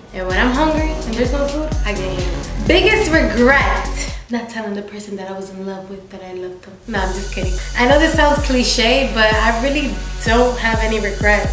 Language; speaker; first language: English; early bilingual, other home language; Spanish